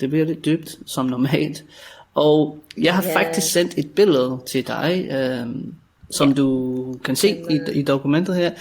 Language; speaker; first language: Danish; native; Danish